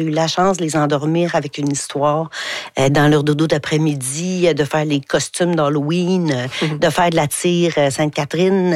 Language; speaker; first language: French; native; French